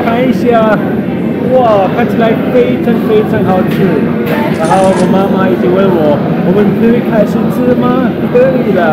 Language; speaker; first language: Chinese; non-native, fluent; German